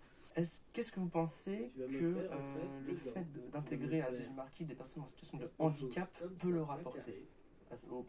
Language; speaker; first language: French; native; French